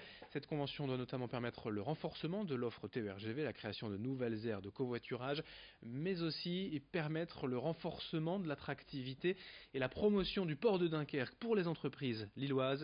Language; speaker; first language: French; native; French